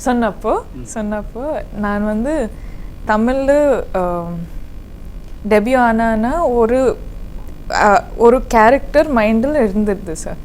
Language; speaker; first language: Tamil; non-native, learner; Kodava